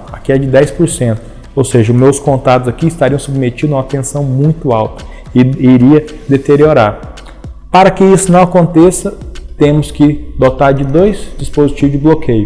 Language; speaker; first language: Portuguese; native; Portuguese